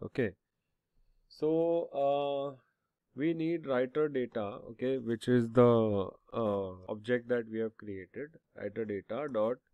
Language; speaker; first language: English; non-native, local second language; Hindi